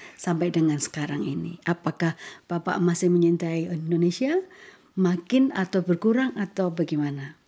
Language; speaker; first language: Indonesian; native; Indonesian